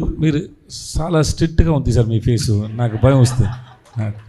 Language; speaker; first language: Telugu; non-native, learner; Tamil